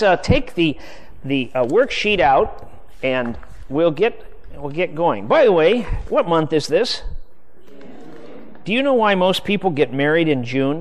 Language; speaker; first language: English; native; English